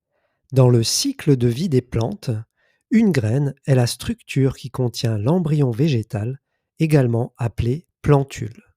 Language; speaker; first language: French; native; French